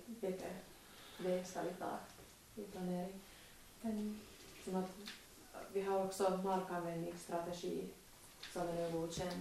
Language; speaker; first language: Swedish; non-native, local second language; Finnish